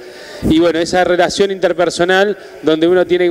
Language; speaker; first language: Spanish; native; Spanish